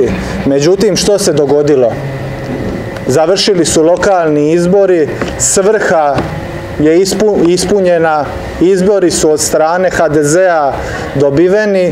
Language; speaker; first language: Serbian; native; Serbian